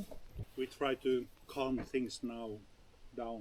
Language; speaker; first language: English; non-native, fluent; Finnish